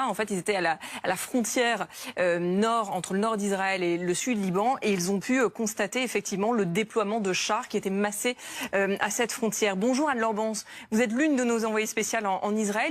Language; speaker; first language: French; native; French